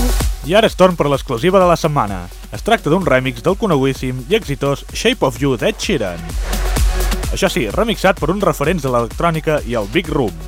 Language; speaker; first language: Catalan; native; Catalan